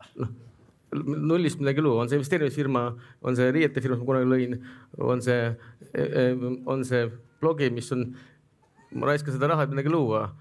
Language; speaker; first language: Estonian; non-native, local second language; Russian